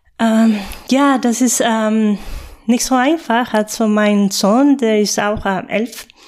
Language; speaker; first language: German; non-native, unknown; Spanish